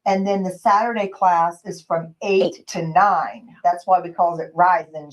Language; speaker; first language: English; native; English